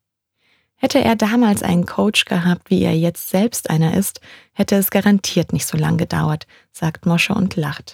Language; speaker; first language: German; native; German